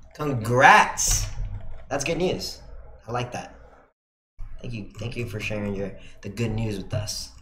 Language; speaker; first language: English; native; English